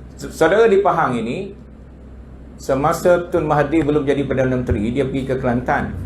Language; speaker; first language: Malay; native; Malay